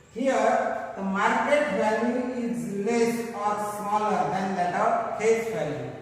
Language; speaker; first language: English; non-native, local second language; Marathi